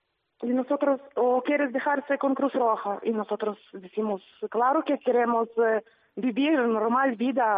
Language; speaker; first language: Spanish; non-native, learner; Ukrainian